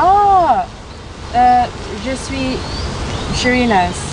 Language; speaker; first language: French; non-native, learner; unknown